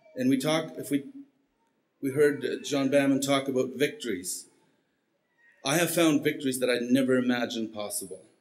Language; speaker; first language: English; early bilingual, heritage; Spanish